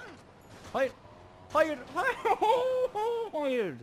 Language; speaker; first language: Turkish; native; Turkish